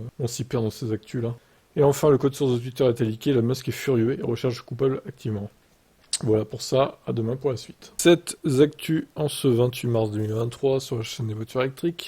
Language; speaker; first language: French; native; French